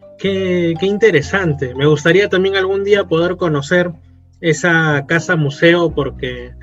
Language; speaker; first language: Spanish; native; Spanish